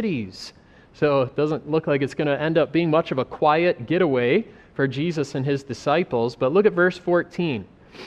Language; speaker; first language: English; native; English